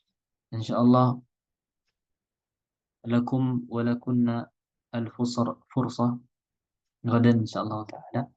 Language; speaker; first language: Arabic; non-native, fluent; Indonesian